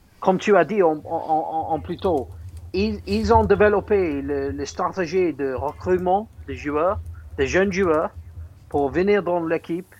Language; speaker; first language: French; non-native, fluent; English